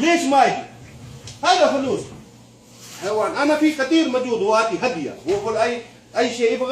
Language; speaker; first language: Arabic; non-native, learner; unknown